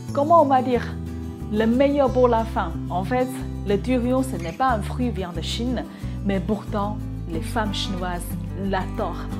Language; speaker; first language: French; non-native, fluent; Chinese